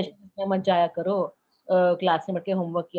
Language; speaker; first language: Hindi; native; Hindi